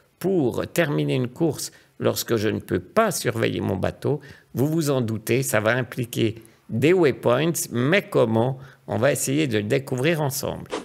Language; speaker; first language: French; native; French